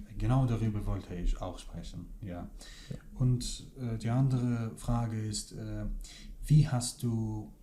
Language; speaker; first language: German; non-native, fluent; Kurdish